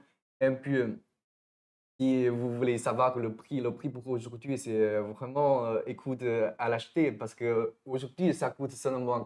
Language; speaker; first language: French; non-native, fluent; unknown